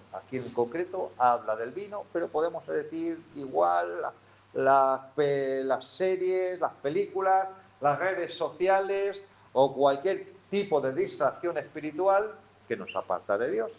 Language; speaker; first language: Spanish; native; Spanish